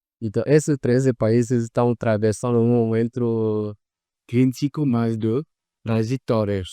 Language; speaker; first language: Portuguese; non-native, fluent; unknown